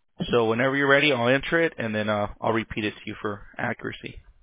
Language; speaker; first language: English; early bilingual, other home language; Spanish